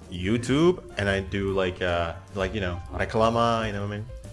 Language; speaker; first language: English; non-native, fluent; Indonesian